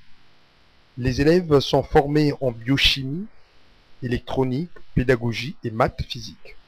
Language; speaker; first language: French; non-native, local second language; Kongo